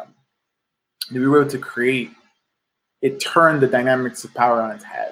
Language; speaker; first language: English; native; English